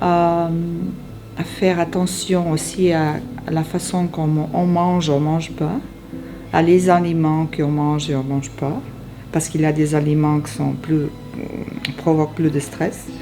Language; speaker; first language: French; non-native, fluent; Portuguese